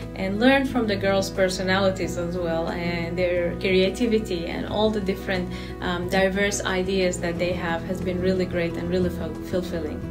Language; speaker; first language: English; non-native, fluent; Arabic